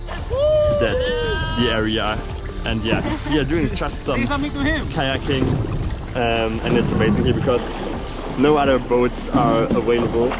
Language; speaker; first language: English; non-native, fluent; German